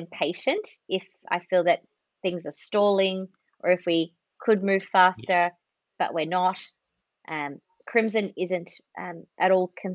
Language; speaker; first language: English; native; English